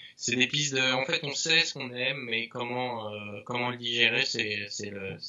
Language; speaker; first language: French; native; French